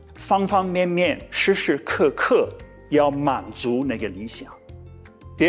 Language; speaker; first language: Chinese; non-native, fluent; English